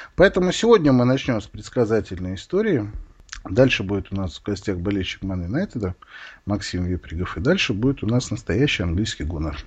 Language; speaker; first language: Russian; native; Russian